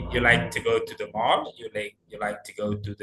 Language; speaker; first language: English; non-native, fluent; Indonesian